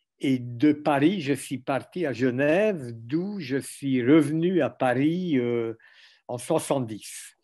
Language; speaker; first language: French; non-native, fluent; Hungarian